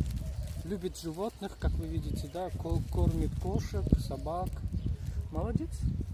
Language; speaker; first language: Russian; non-native, local second language; Kyrgyz